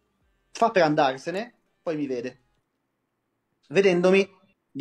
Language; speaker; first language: Italian; native; Italian